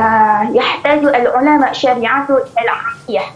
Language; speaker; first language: Arabic; non-native, learner; Malay